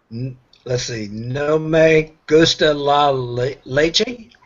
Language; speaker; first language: Spanish; non-native, learner; English